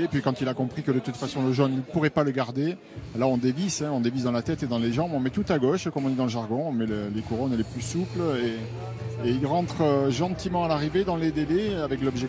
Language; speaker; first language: French; native; French